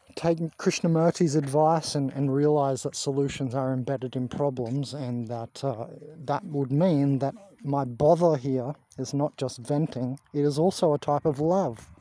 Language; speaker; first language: English; native; English